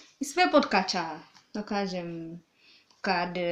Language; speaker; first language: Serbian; non-native, learner; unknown